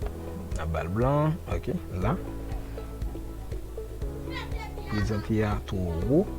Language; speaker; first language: French; non-native, local second language; Haitian Creole